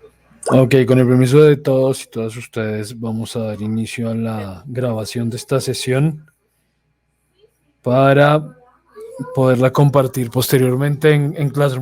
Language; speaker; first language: Spanish; native; Spanish